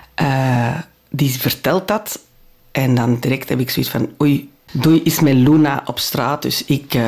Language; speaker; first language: Dutch; non-native, local second language; French